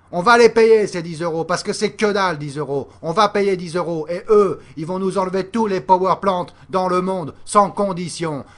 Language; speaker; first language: French; native; French